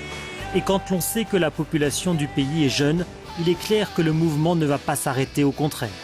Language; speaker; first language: French; native; French